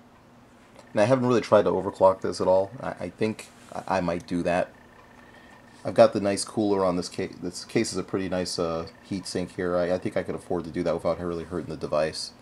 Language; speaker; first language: English; native; English